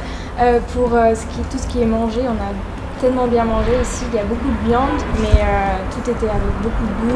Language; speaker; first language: French; non-native, local second language; Luxembourgish